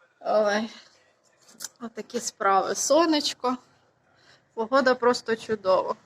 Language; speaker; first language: Ukrainian; native; Ukrainian